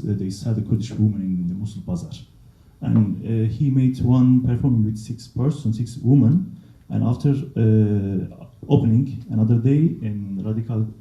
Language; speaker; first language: English; non-native, learner; Kurdish